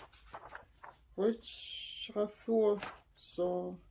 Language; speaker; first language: German; non-native, learner; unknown